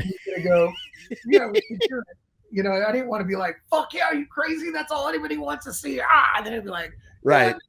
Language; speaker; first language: English; native; English